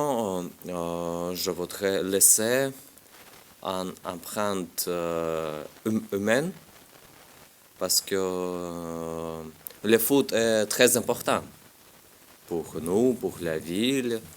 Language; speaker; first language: French; non-native, learner; Russian